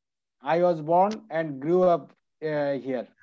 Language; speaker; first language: English; non-native, learner; Bangla